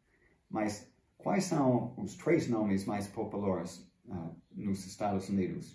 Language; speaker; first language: Portuguese; non-native, fluent; English